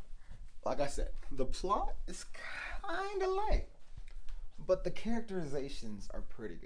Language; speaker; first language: English; native; English